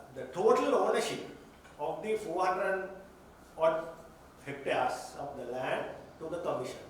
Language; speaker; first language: English; non-native, local second language; Sinhala